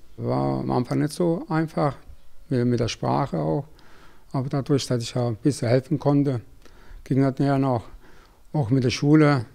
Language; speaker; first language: German; early bilingual, other home language; Spanish